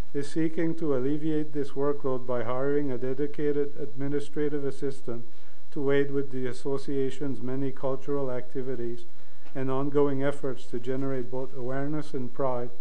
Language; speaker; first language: English; non-native, local second language; French